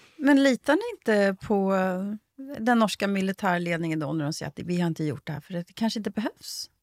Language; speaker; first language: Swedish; native; Swedish